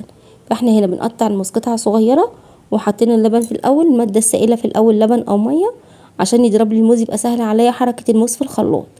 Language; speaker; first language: Arabic; native; Arabic